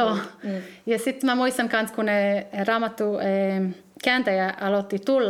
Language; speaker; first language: Finnish; early bilingual, heritage; Hebrew